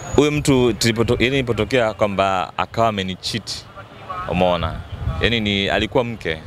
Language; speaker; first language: Swahili; native; Swahili